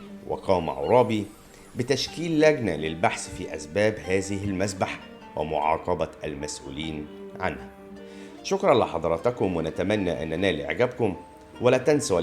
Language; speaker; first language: Arabic; native; Arabic